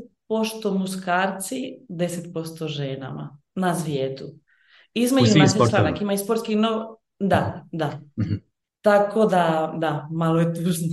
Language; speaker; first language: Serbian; early bilingual, heritage; Bosnian